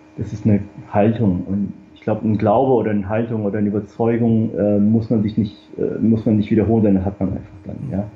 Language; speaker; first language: German; early bilingual, other home language; Korean